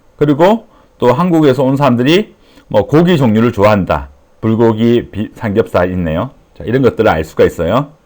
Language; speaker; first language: Korean; native; Korean